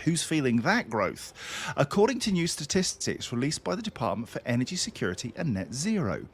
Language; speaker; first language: English; native; English